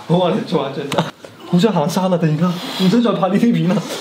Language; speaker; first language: Chinese; native; Chinese